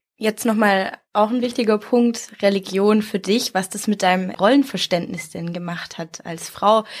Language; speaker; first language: German; native; German